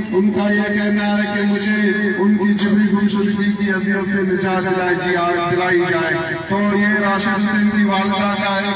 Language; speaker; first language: Urdu; non-native, local second language; Baluchi